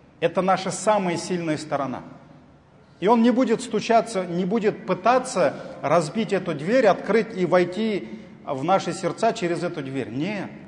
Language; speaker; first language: Russian; non-native, local second language; Tatar